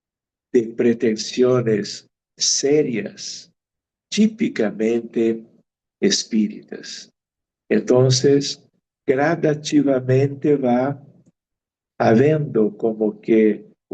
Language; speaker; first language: Spanish; non-native, fluent; Portuguese